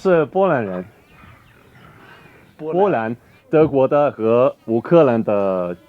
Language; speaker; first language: Chinese; non-native, learner; Polish